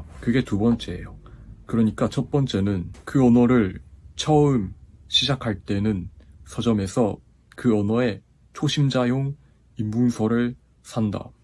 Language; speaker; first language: Korean; non-native, fluent; Japanese